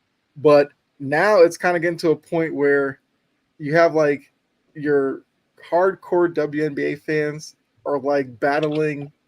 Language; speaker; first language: English; native; English